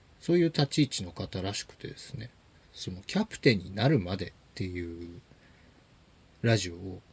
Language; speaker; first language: Japanese; native; Japanese